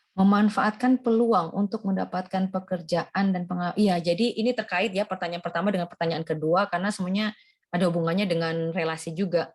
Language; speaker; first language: Indonesian; native; Indonesian